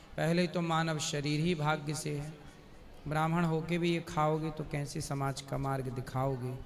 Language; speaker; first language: Hindi; native; Hindi